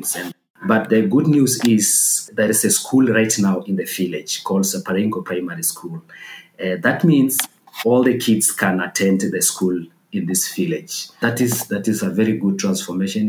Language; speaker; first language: English; non-native, local second language; Masai